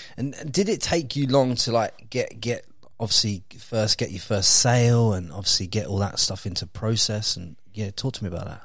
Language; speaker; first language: English; native; English